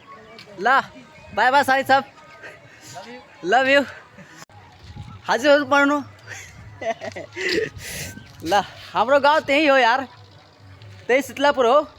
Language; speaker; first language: Nepali; non-native, local second language; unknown